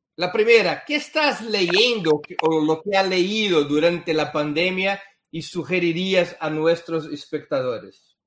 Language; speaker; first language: Spanish; non-native, fluent; Portuguese